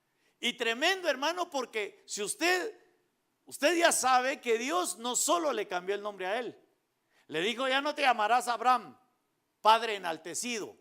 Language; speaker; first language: Spanish; native; Spanish